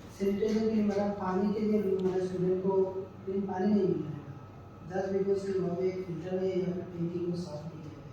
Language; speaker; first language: Hindi; non-native, local second language; Bangla